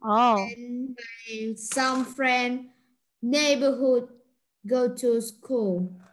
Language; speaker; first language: English; non-native, learner; Vietnamese